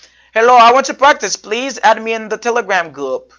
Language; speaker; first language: English; non-native, fluent; Haitian Creole